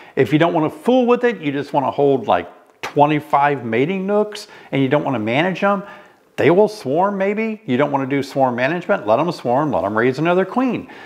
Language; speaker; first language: English; native; English